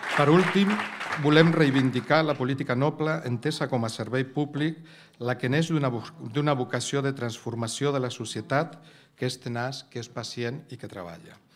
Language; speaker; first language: Catalan; non-native, local second language; Spanish